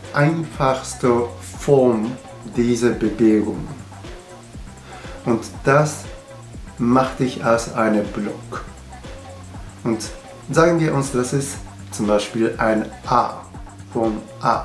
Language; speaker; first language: German; non-native, learner; Japanese